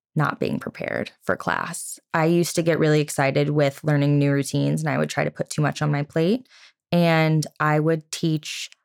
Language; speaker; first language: English; native; English